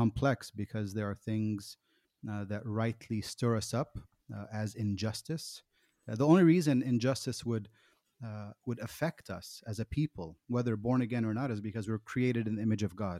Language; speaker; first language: English; native; English